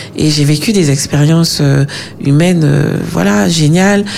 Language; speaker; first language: French; native; French